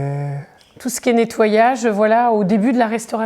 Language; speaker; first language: French; native; French